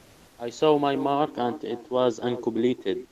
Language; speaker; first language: English; non-native, fluent; Arabic